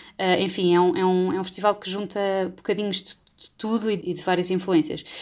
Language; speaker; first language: Portuguese; native; Portuguese